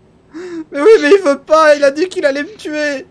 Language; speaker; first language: French; native; French